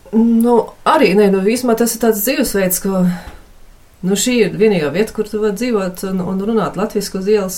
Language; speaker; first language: Latvian; early bilingual, heritage; Latvian